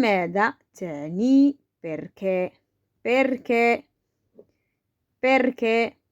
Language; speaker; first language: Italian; non-native, fluent; Arabic